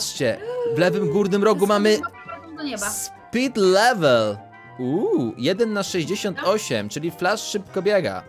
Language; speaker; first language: Polish; native; Polish